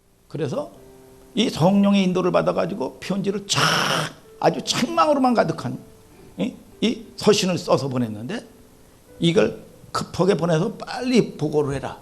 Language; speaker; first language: Korean; native; Korean